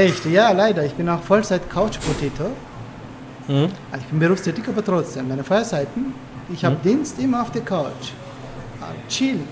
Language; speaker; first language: German; non-native, learner; Turkish